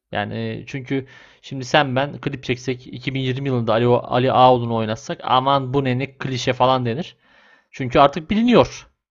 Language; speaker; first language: Turkish; native; Turkish